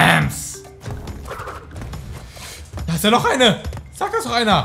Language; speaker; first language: German; native; German